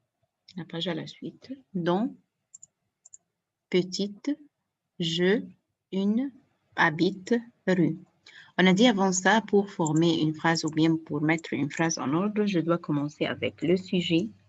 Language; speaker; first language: French; non-native, fluent; Arabic